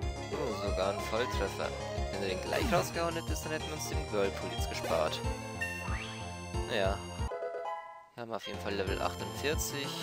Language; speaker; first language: German; native; German